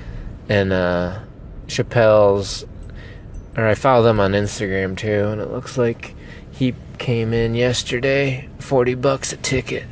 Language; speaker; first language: English; native; English